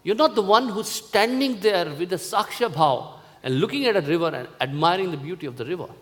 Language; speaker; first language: English; non-native, local second language; Hindi